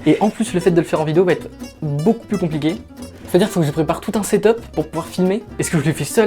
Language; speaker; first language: French; native; French